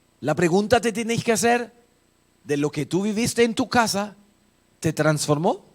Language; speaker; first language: Spanish; non-native, fluent; German